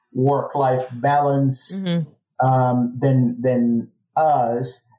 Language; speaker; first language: English; non-native, fluent; Portuguese